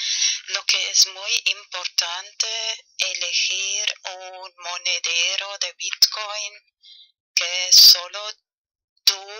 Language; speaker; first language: Spanish; non-native, fluent; German